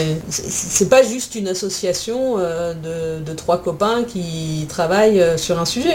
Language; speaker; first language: French; native; French